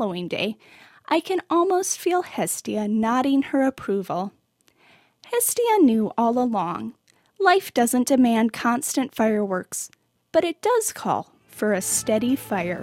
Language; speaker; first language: English; native; English